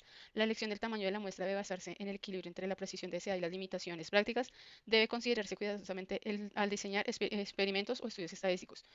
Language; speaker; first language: Spanish; native; Spanish